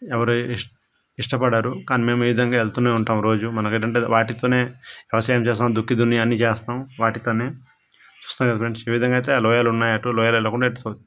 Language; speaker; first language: Telugu; non-native, local second language; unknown